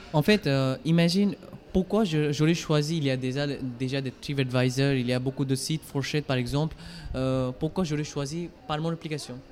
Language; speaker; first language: French; non-native, fluent; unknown